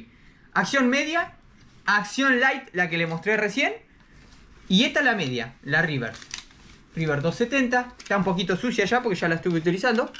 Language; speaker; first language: Spanish; native; Spanish